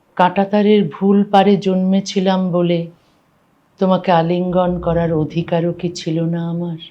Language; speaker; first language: Bangla; native; Bangla